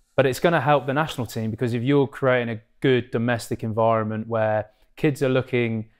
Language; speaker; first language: English; native; English